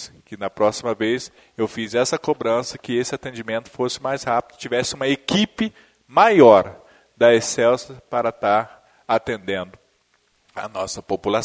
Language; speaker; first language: Portuguese; native; Portuguese